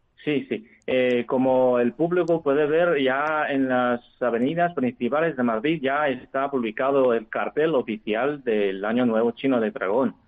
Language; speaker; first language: Spanish; non-native, fluent; Chinese